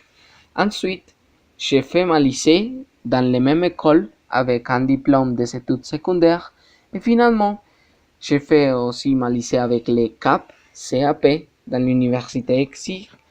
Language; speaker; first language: French; non-native, learner; Spanish